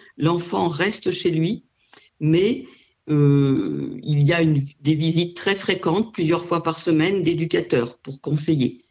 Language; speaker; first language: French; native; French